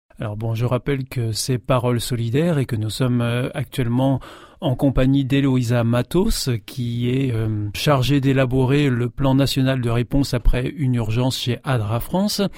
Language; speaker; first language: French; native; French